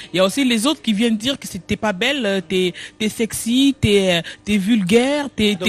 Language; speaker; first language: French; non-native, local second language; Lingala